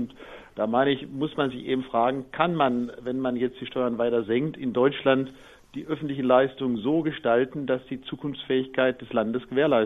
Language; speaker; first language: German; native; German